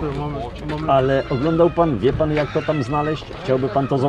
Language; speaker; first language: Polish; native; Polish